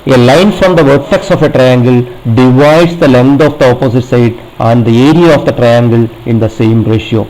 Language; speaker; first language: English; non-native, local second language; Malayalam